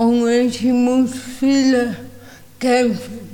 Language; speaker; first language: German; non-native, learner; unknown